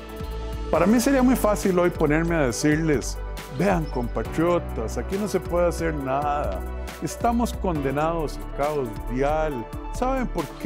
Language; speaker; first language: Spanish; native; Spanish